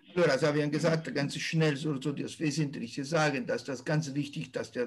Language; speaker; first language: German; non-native, fluent; Italian